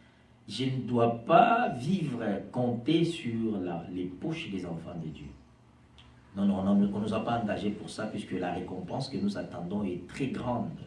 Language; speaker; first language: French; non-native, local second language; Lingala